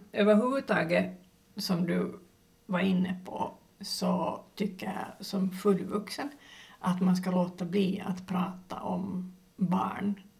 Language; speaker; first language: Swedish; native; Swedish